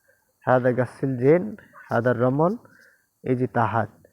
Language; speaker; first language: Arabic; non-native, learner; Bangla